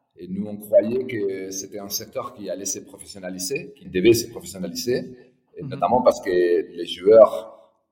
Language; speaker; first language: French; non-native, fluent; Spanish